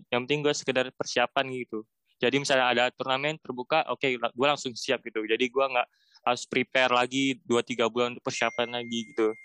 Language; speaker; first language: Indonesian; native; Indonesian